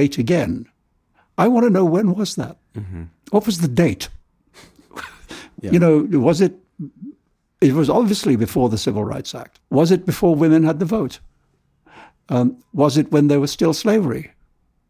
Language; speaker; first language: English; non-native, local second language; Urdu